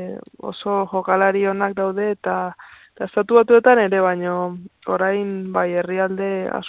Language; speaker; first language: Basque; non-native, local second language; Spanish